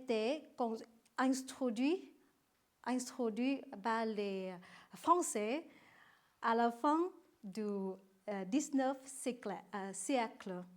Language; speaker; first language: French; non-native, learner; Vietnamese